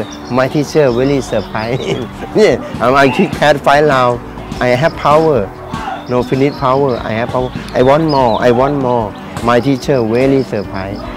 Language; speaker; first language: English; non-native, learner; Thai